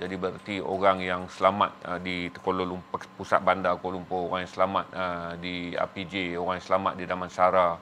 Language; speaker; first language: Malay; native; Malay